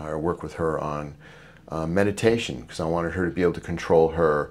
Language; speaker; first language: English; native; English